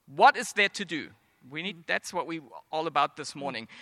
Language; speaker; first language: English; non-native, fluent; German